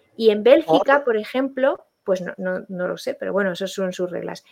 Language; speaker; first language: Spanish; native; Spanish